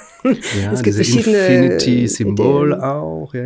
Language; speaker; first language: German; non-native, fluent; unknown